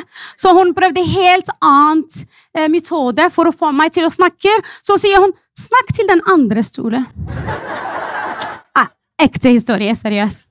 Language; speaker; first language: Norwegian; non-native, fluent; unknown